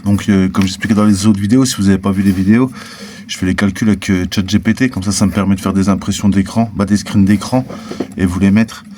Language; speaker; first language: French; native; French